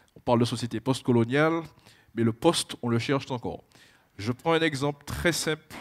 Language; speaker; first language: French; native; French